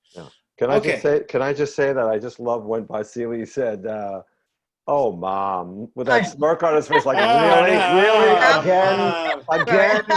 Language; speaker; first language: English; native; English